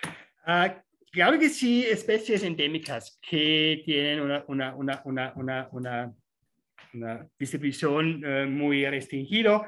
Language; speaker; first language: Spanish; non-native, fluent; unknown